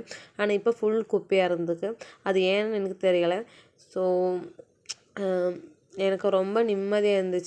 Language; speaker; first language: Tamil; non-native, local second language; Malayalam